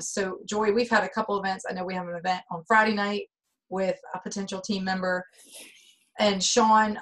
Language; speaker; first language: English; native; English